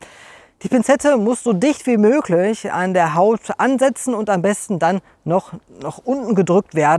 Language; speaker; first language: German; native; German